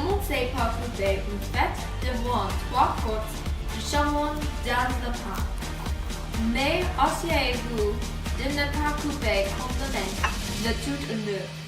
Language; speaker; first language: French; non-native, learner; English